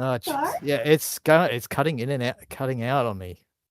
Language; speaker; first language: English; native; English